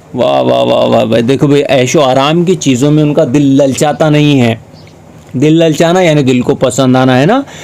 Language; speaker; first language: Urdu; native; Urdu